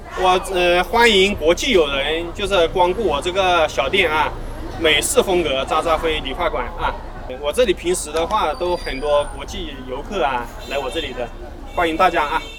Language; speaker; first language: Chinese; native; Chinese